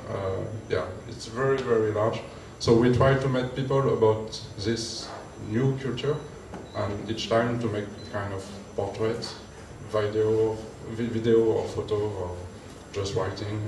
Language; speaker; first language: English; non-native, learner; French